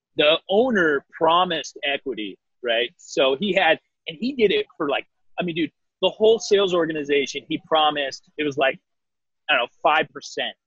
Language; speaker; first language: English; native; English